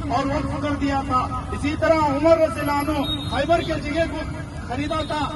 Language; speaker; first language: Urdu; native; Urdu